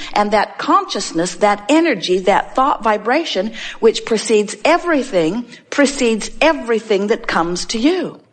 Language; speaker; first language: English; native; English